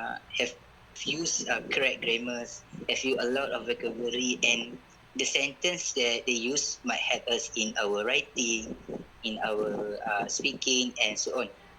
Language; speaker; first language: English; non-native, local second language; Malay